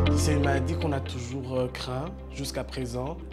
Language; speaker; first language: French; non-native, local second language; Rundi